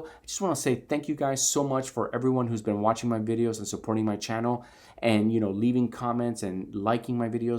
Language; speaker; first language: English; native; English